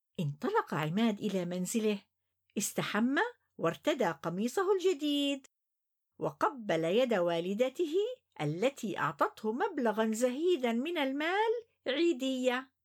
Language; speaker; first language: Arabic; native; Arabic